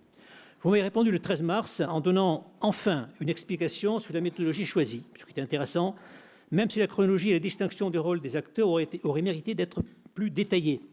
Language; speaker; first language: French; native; French